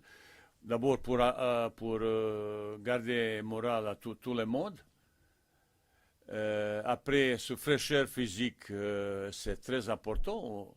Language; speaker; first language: French; non-native, fluent; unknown